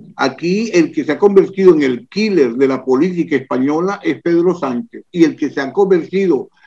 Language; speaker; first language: Spanish; native; Spanish